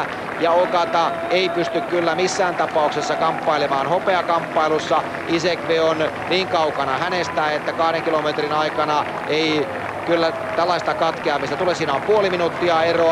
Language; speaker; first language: Finnish; native; Finnish